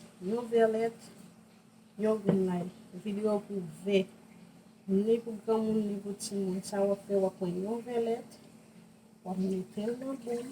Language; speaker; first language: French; non-native, learner; Haitian Creole